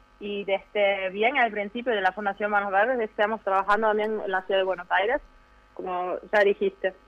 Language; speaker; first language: Spanish; non-native, fluent; German